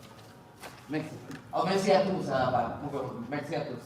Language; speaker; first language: French; non-native, learner; Spanish